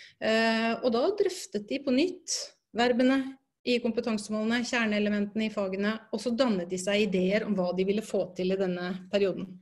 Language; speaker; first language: Norwegian; native; Norwegian